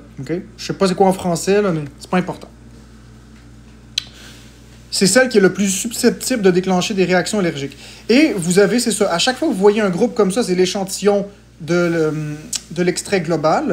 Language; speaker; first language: French; native; French